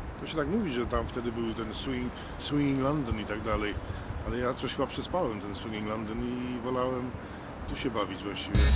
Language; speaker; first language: Polish; early bilingual, heritage; Polish